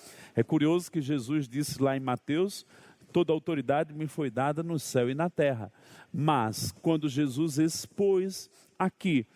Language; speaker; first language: Portuguese; native; Portuguese